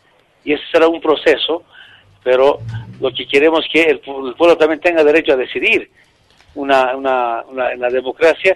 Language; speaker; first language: Spanish; native; Spanish